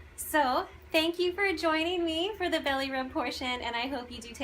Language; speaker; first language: English; native; English